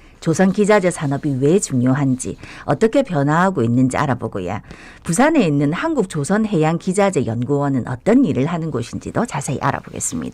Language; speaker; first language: Korean; native; Korean